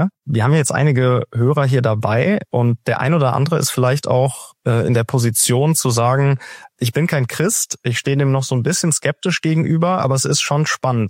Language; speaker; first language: German; native; German